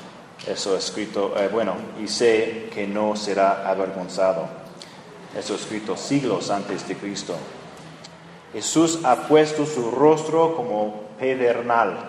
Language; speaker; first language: Spanish; non-native, fluent; English